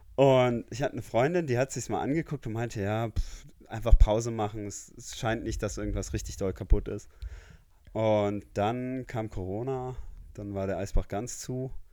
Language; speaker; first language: German; early bilingual, heritage; German